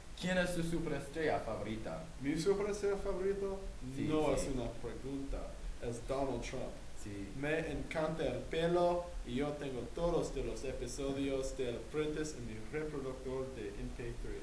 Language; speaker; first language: Spanish; non-native, learner; English